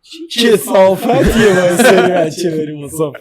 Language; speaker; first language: Persian; native; Persian